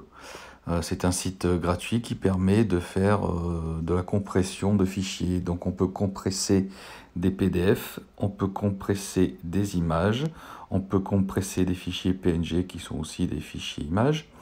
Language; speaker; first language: French; native; French